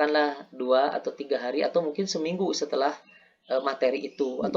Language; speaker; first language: Indonesian; native; Indonesian